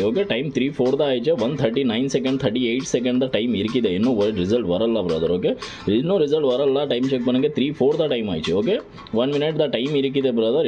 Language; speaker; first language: Tamil; non-native, local second language; Malayalam